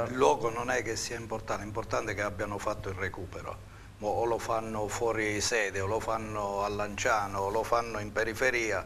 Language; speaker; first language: Italian; native; Italian